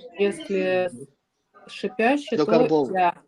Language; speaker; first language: Ukrainian; non-native, learner; Russian